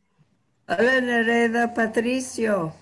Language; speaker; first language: Spanish; non-native, learner; English